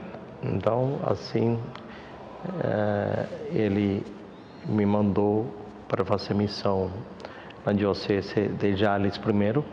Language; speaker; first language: Portuguese; non-native, fluent; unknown